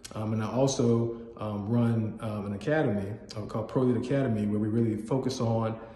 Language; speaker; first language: English; native; English